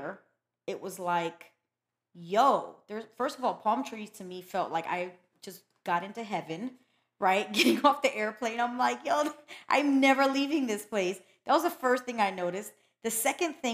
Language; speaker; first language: English; early bilingual, other home language; Spanish